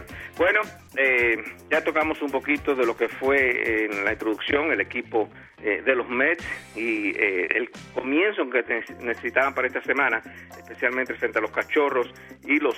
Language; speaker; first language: Spanish; native; Spanish